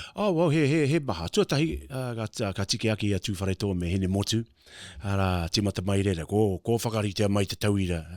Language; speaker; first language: Māori; native; Māori